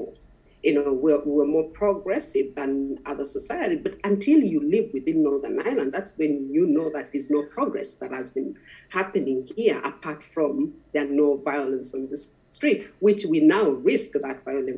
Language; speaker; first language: English; non-native, local second language; Masai